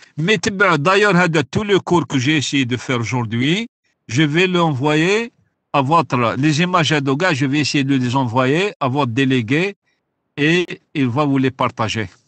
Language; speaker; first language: French; non-native, local second language; Arabic